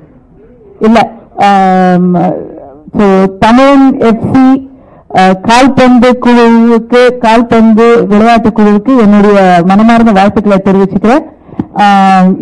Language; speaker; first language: Tamil; native; Tamil